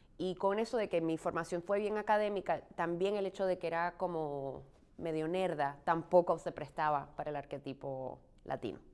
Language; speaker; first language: Spanish; native; Spanish